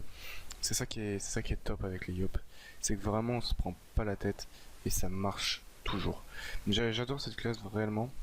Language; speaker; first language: French; native; French